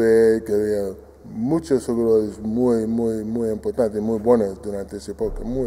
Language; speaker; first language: Spanish; non-native, fluent; English